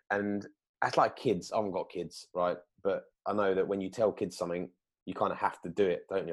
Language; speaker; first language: English; native; English